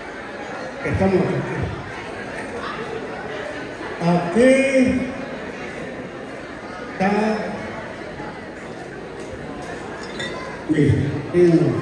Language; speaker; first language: Spanish; non-native, local second language; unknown